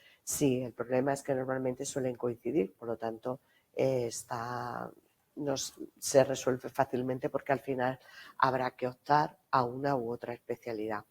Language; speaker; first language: Spanish; native; Spanish